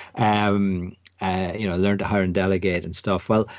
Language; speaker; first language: English; native; English